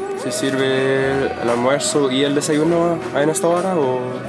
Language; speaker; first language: Spanish; non-native, fluent; English